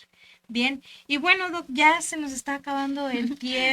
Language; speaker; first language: Spanish; native; Spanish